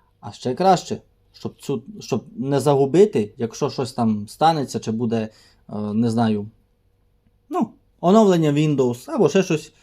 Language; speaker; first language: Ukrainian; native; Ukrainian